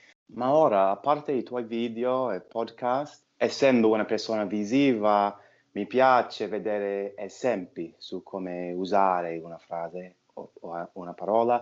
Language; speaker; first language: Italian; non-native, fluent; English